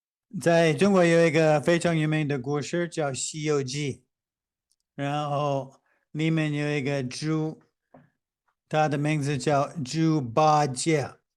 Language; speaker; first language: Chinese; non-native, fluent; English